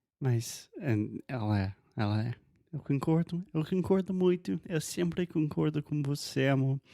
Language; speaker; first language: Portuguese; non-native, fluent; English